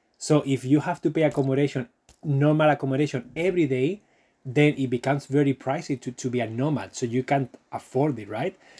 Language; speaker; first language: English; non-native, fluent; Spanish